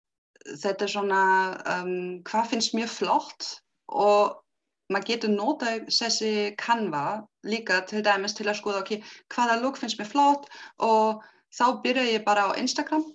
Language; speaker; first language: Icelandic; non-native, learner; German